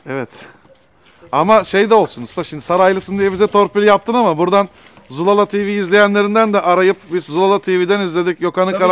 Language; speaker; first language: Turkish; native; Turkish